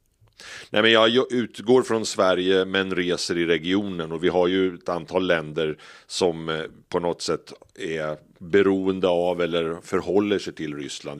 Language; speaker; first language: Swedish; native; Swedish